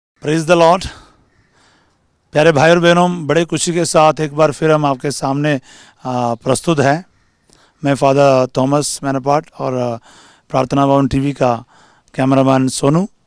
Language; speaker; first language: Hindi; native; Hindi